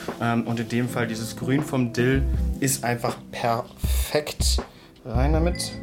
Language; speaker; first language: German; native; German